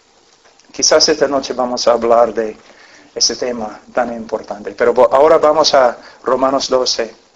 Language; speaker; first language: Spanish; non-native, fluent; English